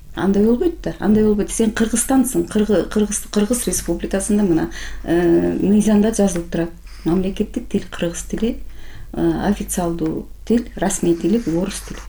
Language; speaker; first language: Kyrgyz; native; Kyrgyz